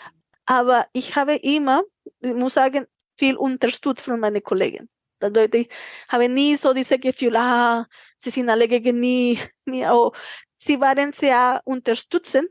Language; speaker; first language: German; non-native, fluent; Spanish